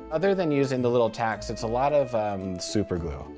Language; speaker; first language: English; native; English